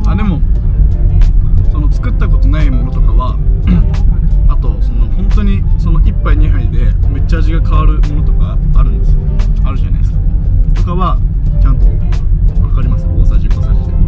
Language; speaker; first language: Japanese; native; Japanese